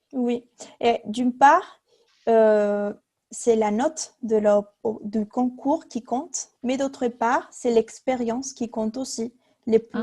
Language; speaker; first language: French; non-native, fluent; Spanish